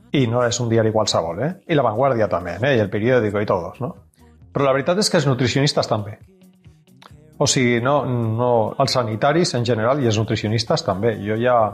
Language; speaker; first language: Catalan; non-native, local second language; Spanish